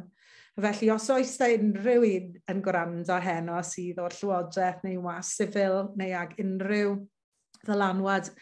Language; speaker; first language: Welsh; native; Welsh